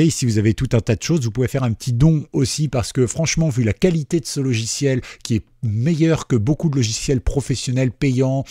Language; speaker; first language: French; native; French